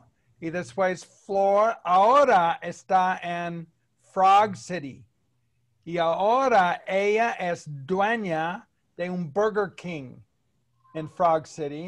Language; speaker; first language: Spanish; non-native, fluent; English